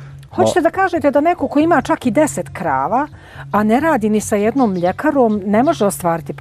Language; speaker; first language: Croatian; native; Croatian